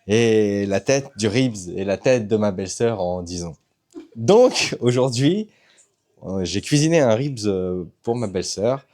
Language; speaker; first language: French; native; French